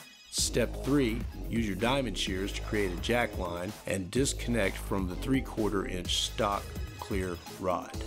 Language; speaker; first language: English; native; English